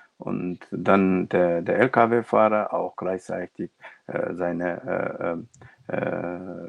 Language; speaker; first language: German; non-native, local second language; Turkish